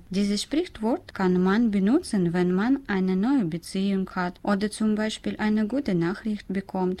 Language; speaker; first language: German; non-native, learner; Russian